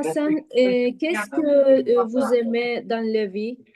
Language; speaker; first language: French; non-native, learner; Azerbaijani